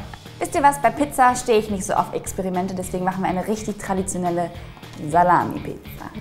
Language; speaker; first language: German; native; German